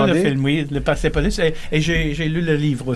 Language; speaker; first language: French; non-native, learner; English